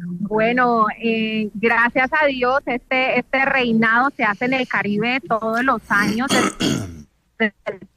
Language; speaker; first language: Spanish; non-native, local second language; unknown